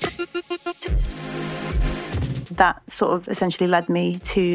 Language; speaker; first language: English; native; English